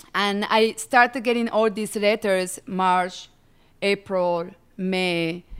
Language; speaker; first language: English; non-native, fluent; Spanish